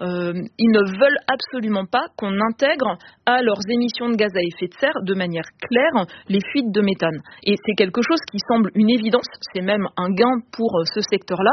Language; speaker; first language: French; native; French